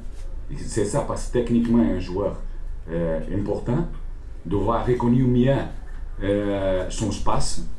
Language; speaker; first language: French; non-native, learner; Portuguese